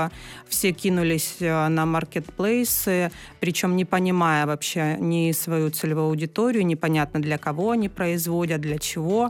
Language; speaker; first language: Russian; native; Russian